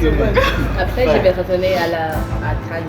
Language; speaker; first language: French; non-native, learner; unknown